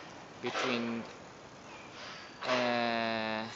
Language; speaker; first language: English; non-native, learner; Spanish